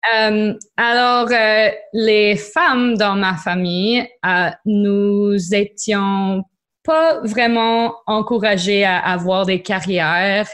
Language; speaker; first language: French; non-native, local second language; English